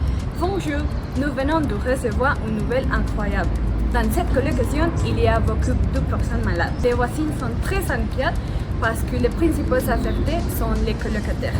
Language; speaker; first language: French; non-native, learner; Spanish